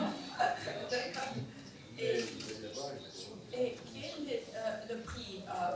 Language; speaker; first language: French; non-native, learner; Russian